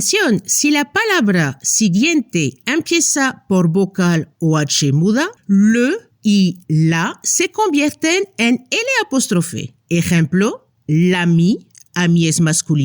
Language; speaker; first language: Spanish; non-native, fluent; French